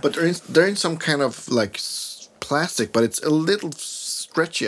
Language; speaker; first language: English; non-native, fluent; Swedish